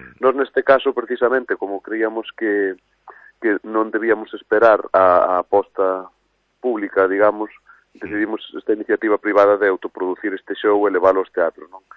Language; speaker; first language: Galician; non-native, local second language; Spanish